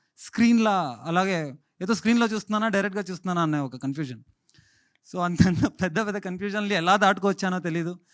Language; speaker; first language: Telugu; native; Telugu